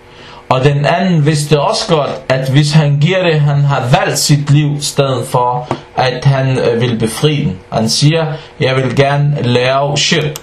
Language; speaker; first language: Danish; non-native, fluent; Arabic